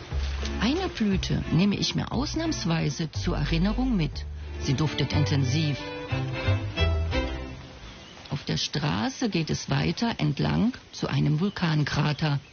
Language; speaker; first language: German; native; German